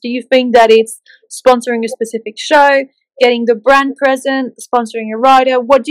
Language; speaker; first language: English; native; English